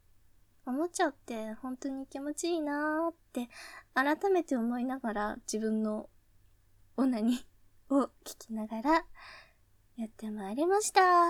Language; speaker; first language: Japanese; native; Japanese